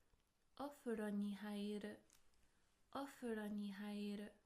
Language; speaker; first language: Japanese; non-native, fluent; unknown